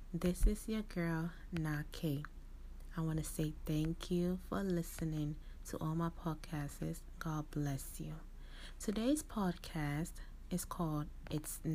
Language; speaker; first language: English; non-native, local second language; Akan